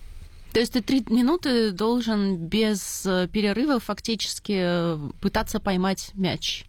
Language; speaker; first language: Russian; native; Russian